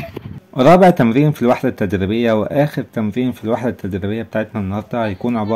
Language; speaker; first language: Arabic; native; Arabic